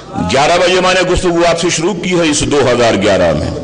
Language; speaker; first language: Urdu; native; Urdu